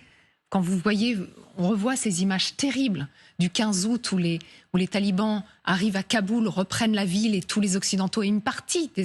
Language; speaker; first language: French; native; French